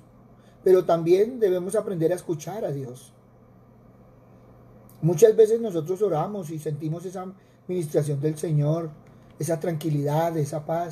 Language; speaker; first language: Spanish; native; Spanish